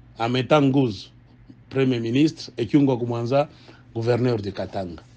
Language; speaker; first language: French; non-native, local second language; Swahili